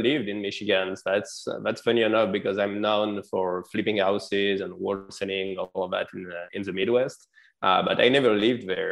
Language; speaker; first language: English; non-native, fluent; French